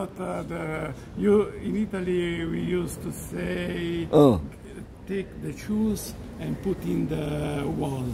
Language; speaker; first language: English; non-native, learner; Italian